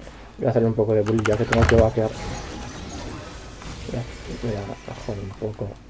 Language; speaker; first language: Spanish; native; Spanish